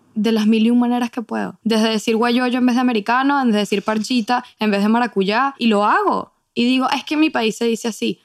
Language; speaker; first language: Spanish; native; Spanish